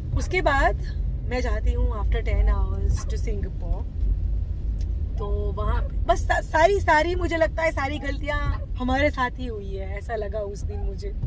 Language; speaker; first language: Hindi; non-native, local second language; Gujarati